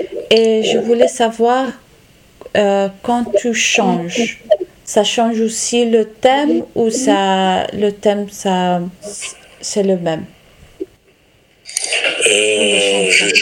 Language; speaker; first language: French; non-native, learner; Italian